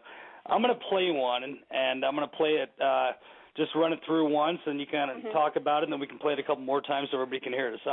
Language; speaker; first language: English; native; English